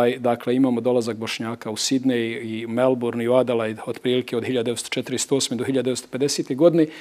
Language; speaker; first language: Bosnian; native; Bosnian